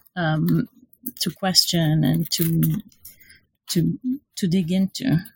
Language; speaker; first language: English; non-native, fluent; Hebrew